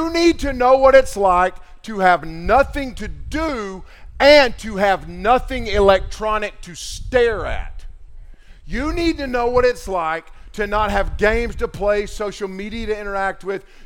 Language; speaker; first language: English; native; English